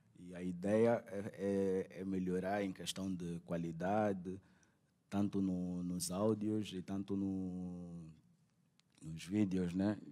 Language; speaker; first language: Portuguese; native; Portuguese